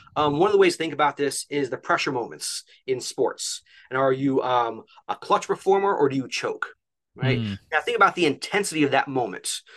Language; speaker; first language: English; native; English